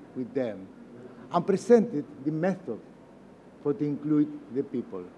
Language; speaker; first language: English; non-native, learner; Spanish